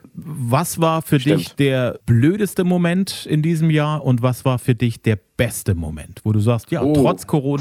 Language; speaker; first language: German; native; German